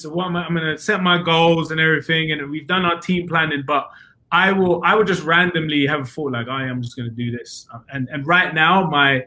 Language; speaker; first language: English; native; English